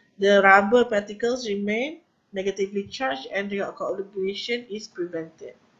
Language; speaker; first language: English; non-native, local second language; Malay